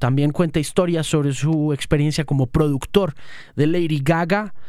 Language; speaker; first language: Spanish; native; Spanish